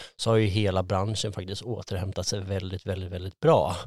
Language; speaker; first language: Swedish; native; Swedish